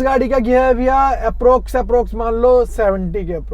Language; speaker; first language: Hindi; native; Hindi